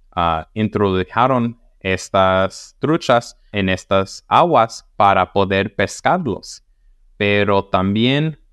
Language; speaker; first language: Spanish; early bilingual, heritage; Spanish